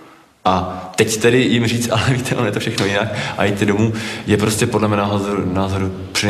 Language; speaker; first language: Czech; native; Czech